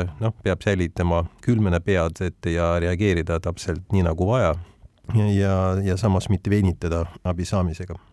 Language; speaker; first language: Estonian; non-native, local second language; Russian